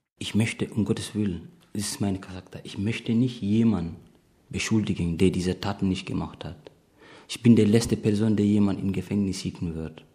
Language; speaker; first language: German; non-native, fluent; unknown